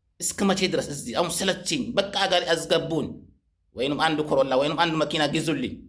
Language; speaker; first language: Amharic; non-native, local second language; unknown